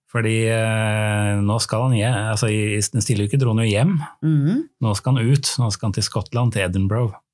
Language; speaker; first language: Norwegian; native; Norwegian